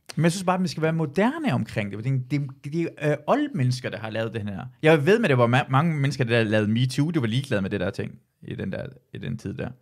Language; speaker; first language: Danish; early bilingual, other home language; Persian